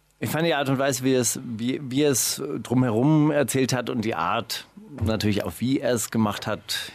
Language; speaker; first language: German; native; German